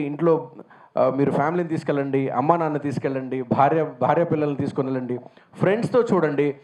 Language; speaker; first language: Telugu; native; Telugu